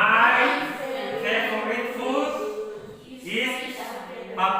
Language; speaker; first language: English; non-native, learner; Indonesian